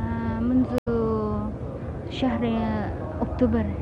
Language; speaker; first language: Arabic; non-native, learner; Indonesian